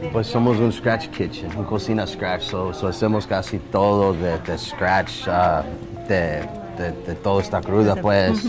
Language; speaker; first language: Spanish; non-native, learner; English